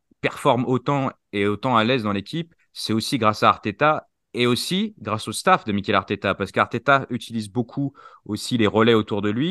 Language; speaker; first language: French; native; French